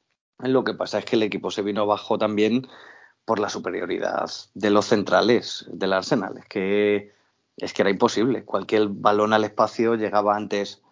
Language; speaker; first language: Spanish; native; Spanish